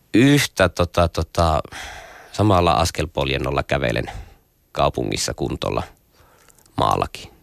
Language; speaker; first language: Finnish; native; Finnish